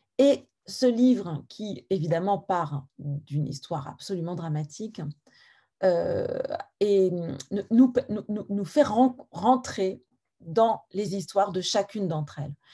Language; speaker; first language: French; native; French